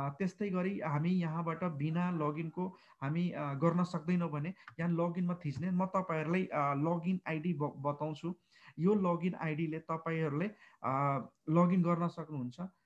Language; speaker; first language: Nepali; non-native, local second language; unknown